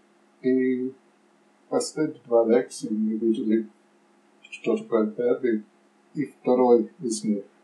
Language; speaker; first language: Russian; non-native, fluent; English